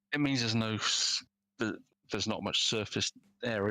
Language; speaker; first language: English; native; English